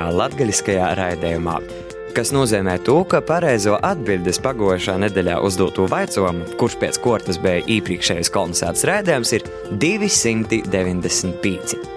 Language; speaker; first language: Latvian; native; Latvian